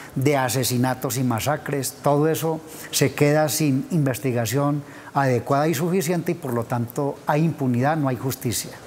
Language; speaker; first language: Spanish; native; Spanish